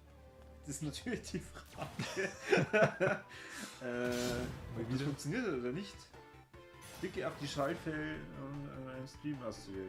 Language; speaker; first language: German; native; German